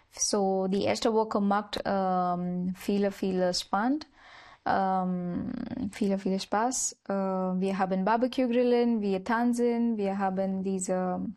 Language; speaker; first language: German; non-native, learner; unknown